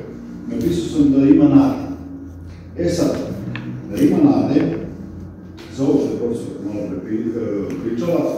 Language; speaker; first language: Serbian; early bilingual, heritage; Serbian